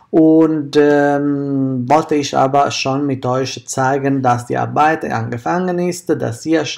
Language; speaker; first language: German; non-native, fluent; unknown